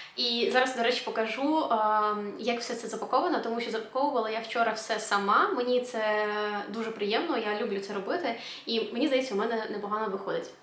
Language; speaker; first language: Ukrainian; native; Ukrainian